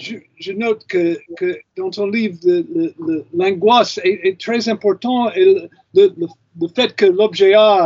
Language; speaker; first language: French; non-native, fluent; English